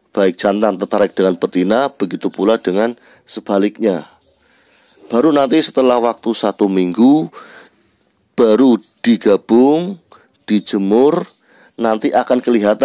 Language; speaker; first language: Indonesian; native; Indonesian